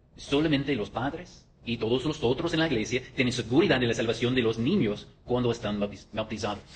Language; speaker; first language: Spanish; non-native, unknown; English